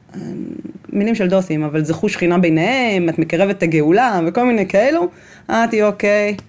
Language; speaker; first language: Hebrew; native; Hebrew